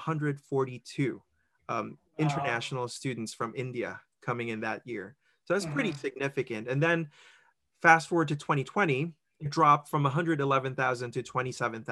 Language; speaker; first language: English; non-native, local second language; Filipino